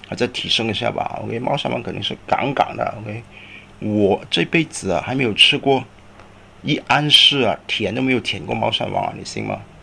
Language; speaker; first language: Chinese; native; Chinese